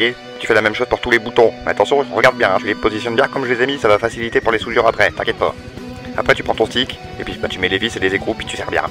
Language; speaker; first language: French; native; French